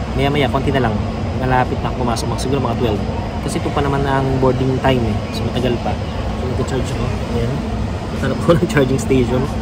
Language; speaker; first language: Filipino; native; Filipino